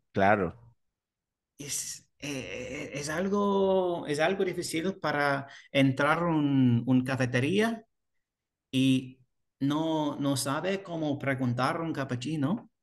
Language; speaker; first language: Spanish; non-native, learner; English